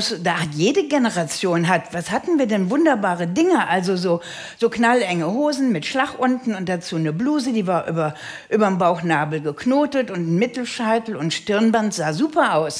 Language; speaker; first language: German; native; German